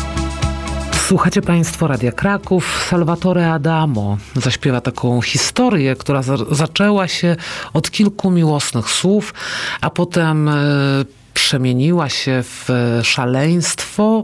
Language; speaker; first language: Polish; native; Polish